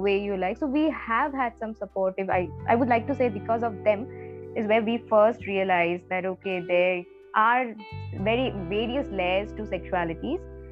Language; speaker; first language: English; non-native, local second language; Bangla